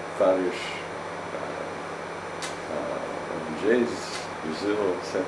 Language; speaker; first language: Portuguese; non-native, fluent; English